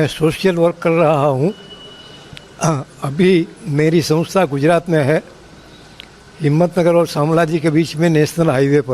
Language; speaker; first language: Hindi; non-native, local second language; Gujarati